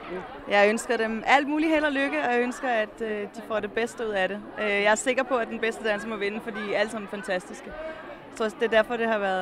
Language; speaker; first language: Danish; native; Danish